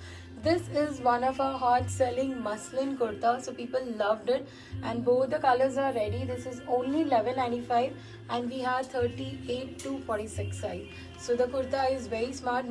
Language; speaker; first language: English; non-native, local second language; Hindi